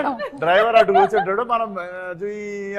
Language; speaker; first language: Telugu; native; Telugu